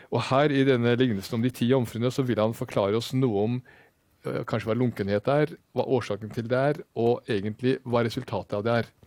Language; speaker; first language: Norwegian; native; Norwegian